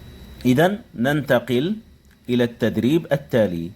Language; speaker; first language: Arabic; non-native, fluent; Indonesian